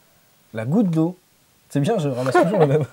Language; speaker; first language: French; native; French